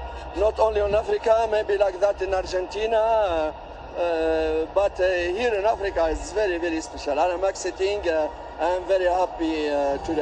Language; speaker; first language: English; non-native, learner; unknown